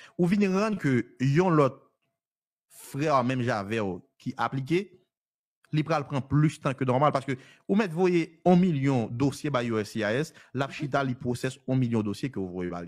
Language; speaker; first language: French; non-native, local second language; Haitian Creole